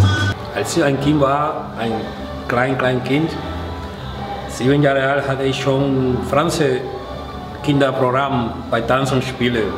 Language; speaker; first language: German; non-native, fluent; Spanish